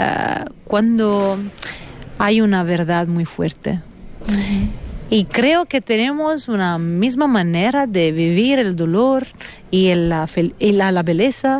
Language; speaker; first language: Spanish; non-native, fluent; Italian